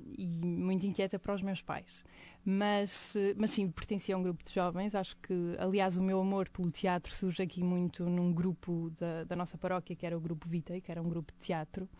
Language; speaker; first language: Portuguese; native; Portuguese